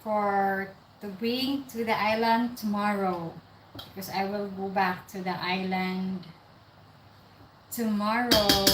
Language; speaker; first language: English; non-native, local second language; Cebuano